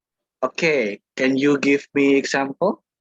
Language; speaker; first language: English; non-native, fluent; Indonesian